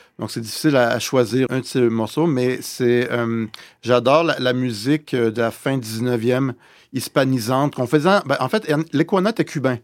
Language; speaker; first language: French; native; French